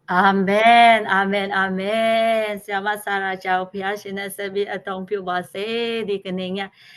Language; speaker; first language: Burmese; non-native, local second language; Tedim Chin